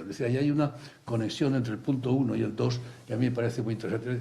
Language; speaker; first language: Spanish; native; Spanish